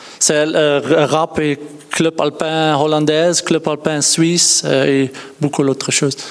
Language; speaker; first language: French; non-native, learner; Dutch